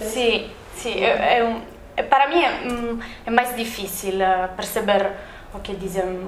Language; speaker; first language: Portuguese; non-native, learner; Italian